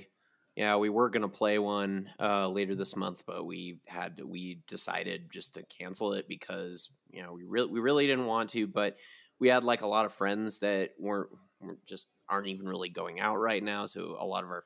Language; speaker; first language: English; native; English